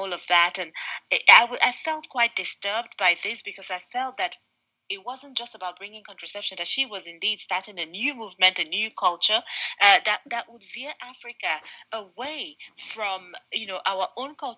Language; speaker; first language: English; non-native, local second language; Igbo